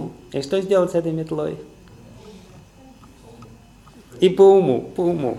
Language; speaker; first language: Russian; native; Russian